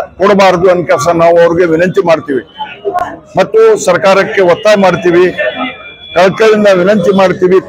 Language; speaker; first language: Kannada; non-native, local second language; Urdu